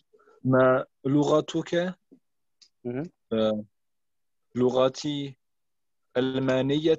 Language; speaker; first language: Arabic; non-native, learner; German